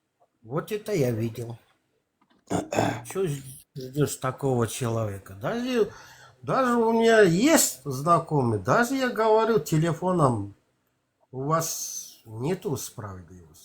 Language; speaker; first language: Russian; non-native, local second language; Kazakh